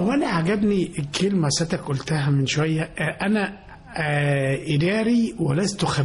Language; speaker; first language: Arabic; native; Arabic